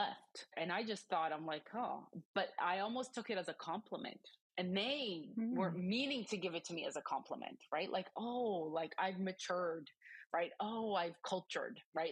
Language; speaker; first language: English; early bilingual, other home language; Croatian